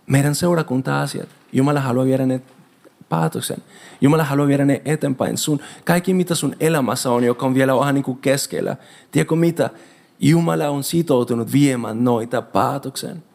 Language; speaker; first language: Finnish; non-native, fluent; Spanish